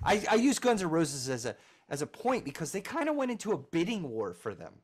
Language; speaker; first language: English; native; English